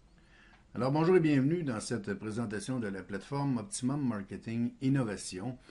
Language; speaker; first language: French; native; French